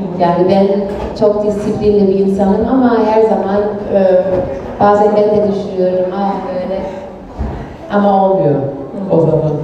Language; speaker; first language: Turkish; early bilingual, heritage; Turkish